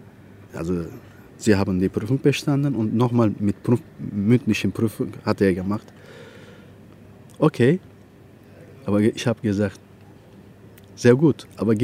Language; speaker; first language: German; non-native, fluent; Turkish